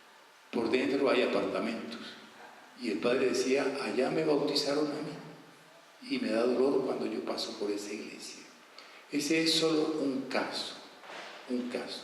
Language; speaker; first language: Spanish; native; Spanish